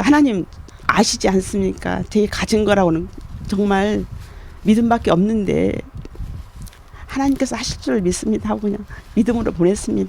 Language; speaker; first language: Korean; native; Korean